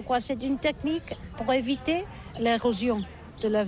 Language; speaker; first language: French; non-native, learner; Catalan